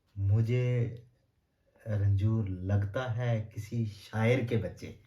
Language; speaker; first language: Hindi; non-native, local second language; Gujari